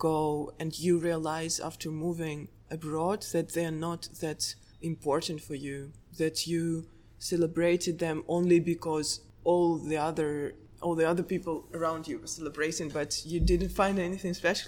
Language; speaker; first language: English; non-native, fluent; Russian